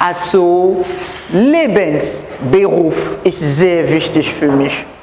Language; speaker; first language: German; non-native, fluent; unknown